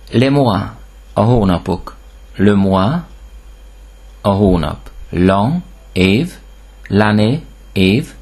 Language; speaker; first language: French; non-native, fluent; Hungarian